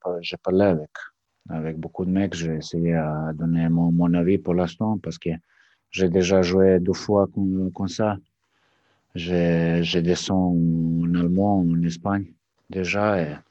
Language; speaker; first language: French; non-native, learner; Serbian